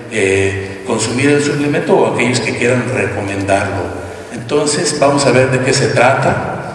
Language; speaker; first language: Spanish; native; Spanish